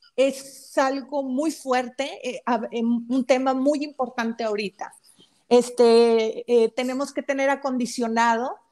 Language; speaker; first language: Spanish; native; Spanish